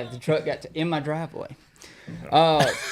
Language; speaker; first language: English; native; English